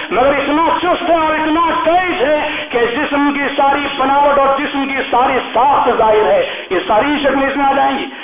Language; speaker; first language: Urdu; native; Urdu